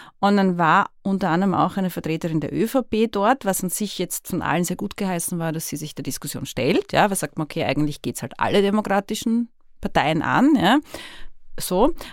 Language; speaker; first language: German; native; German